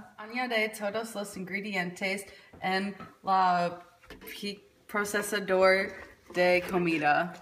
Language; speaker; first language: Spanish; non-native, learner; English